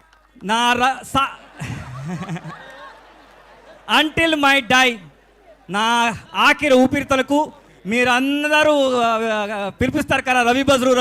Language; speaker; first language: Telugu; non-native, learner; Kannada